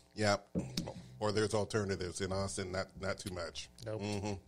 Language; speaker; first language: English; native; English